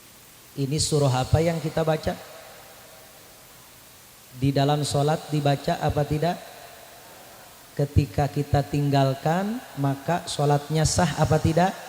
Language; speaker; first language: Indonesian; native; Indonesian